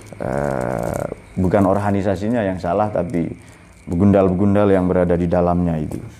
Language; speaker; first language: Indonesian; non-native, local second language; Madurese